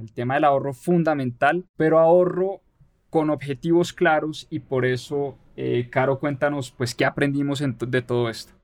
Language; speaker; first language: Spanish; native; Spanish